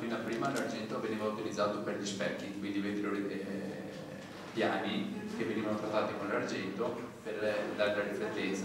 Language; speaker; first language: Italian; native; Italian